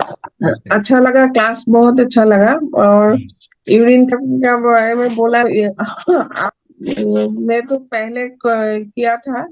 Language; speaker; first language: Hindi; non-native, local second language; Kannada